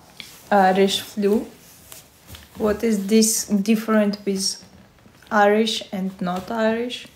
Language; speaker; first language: English; non-native, learner; Russian